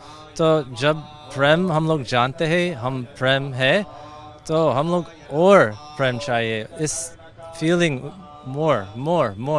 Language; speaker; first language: Hindi; non-native, learner; English